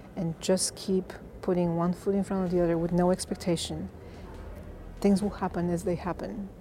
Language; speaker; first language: English; non-native, fluent; Bulgarian